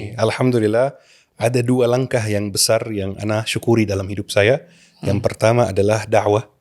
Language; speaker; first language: Indonesian; non-native, fluent; Arabic